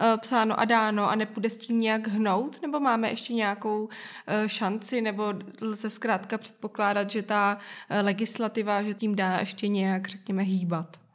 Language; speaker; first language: Czech; native; Czech